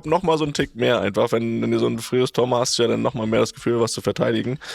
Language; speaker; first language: German; native; German